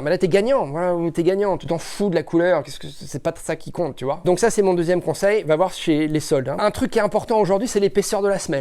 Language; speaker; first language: French; native; French